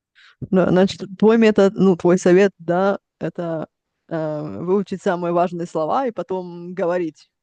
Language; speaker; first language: Russian; early bilingual, heritage; Russian